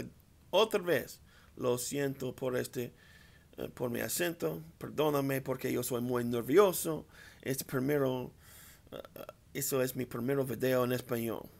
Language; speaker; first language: Spanish; non-native, learner; English